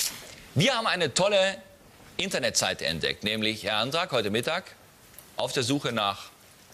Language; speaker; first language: German; native; German